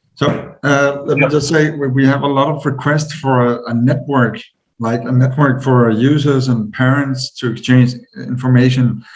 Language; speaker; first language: English; non-native, fluent; Danish